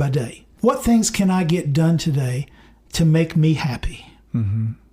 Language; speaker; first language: English; native; English